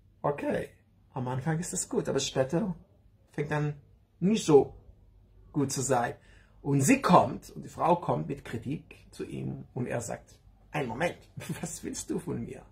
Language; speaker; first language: German; non-native, learner; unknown